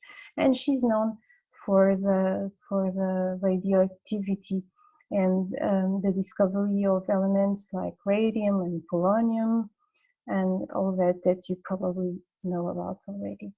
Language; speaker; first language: English; non-native, fluent; Portuguese